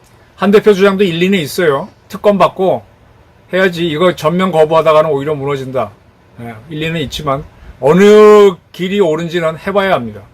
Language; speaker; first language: Korean; native; Korean